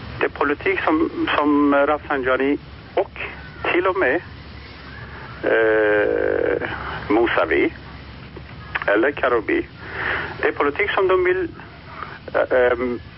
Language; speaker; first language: Swedish; non-native, fluent; Persian